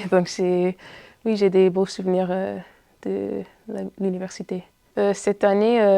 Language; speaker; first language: French; non-native, fluent; English